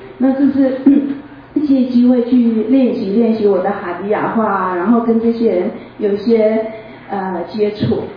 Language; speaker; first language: Chinese; native; Chinese